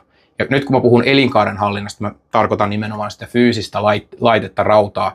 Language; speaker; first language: Finnish; native; Finnish